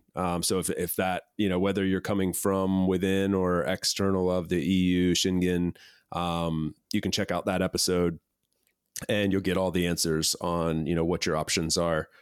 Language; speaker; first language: English; native; English